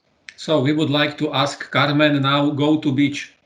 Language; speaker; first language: English; non-native, fluent; Slovak